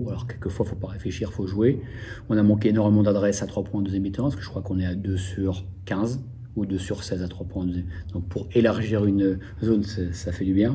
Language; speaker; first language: French; native; French